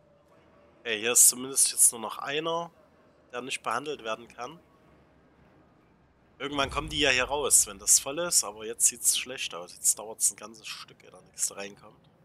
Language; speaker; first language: German; native; German